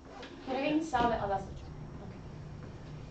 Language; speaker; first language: Spanish; non-native, learner; English